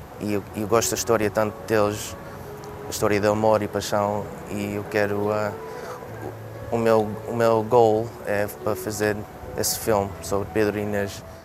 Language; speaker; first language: Portuguese; early bilingual, heritage; Portuguese